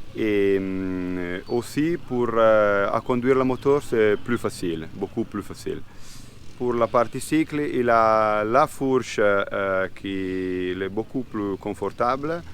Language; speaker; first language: French; non-native, learner; Italian